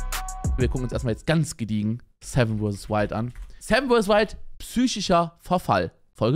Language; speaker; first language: German; native; German